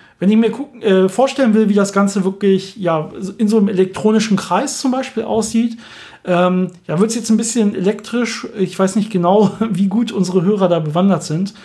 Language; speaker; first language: German; native; German